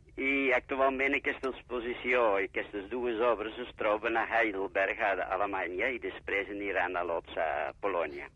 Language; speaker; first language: Catalan; non-native, fluent; Dutch